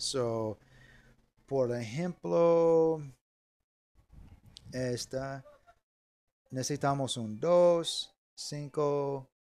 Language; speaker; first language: Spanish; non-native, learner; English